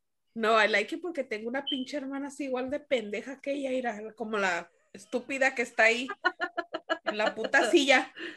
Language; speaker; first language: Spanish; early bilingual, heritage; Spanish